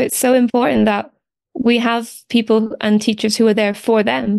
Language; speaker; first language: English; native; English